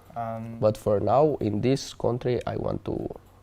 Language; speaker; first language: English; non-native, learner; Spanish